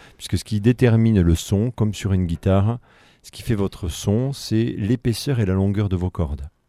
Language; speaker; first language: French; native; French